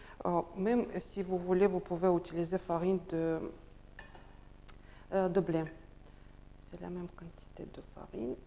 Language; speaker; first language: French; non-native, learner; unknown